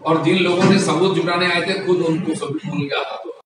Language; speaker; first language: Hindi; non-native, local second language; Bangla